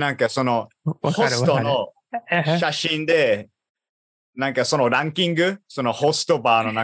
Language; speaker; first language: Japanese; non-native, learner; English